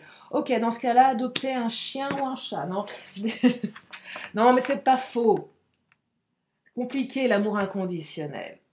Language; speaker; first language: French; native; French